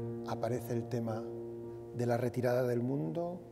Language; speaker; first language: Spanish; native; Spanish